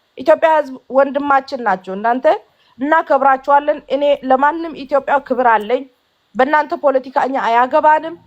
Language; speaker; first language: Amharic; non-native, fluent; Tigrinya